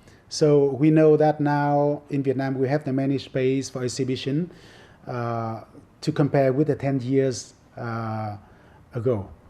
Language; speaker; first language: English; non-native, fluent; Vietnamese